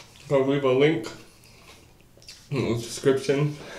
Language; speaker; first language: English; native; English